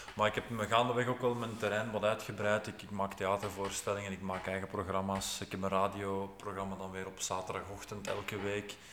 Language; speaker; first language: Dutch; native; Dutch